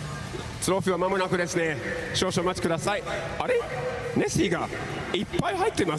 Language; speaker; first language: Japanese; native; Japanese